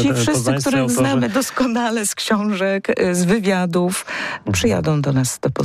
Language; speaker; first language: Polish; native; Polish